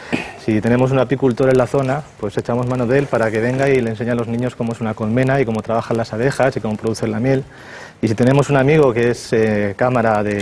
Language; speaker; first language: Spanish; native; Spanish